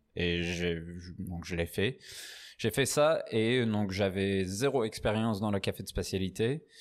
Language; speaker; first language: French; non-native, fluent; English